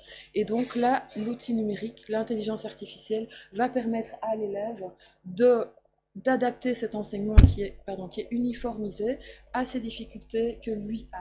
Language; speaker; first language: French; native; French